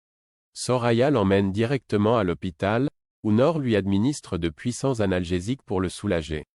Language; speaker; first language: French; native; French